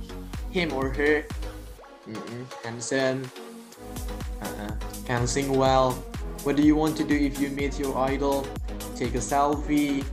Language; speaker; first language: English; non-native, learner; Indonesian